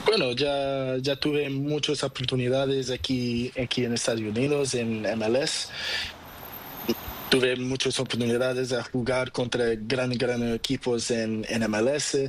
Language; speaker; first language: Spanish; non-native, learner; Portuguese